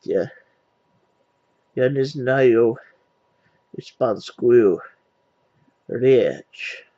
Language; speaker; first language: Russian; non-native, learner; English